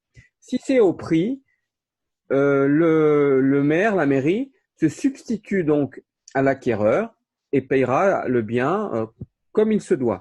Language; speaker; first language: French; native; French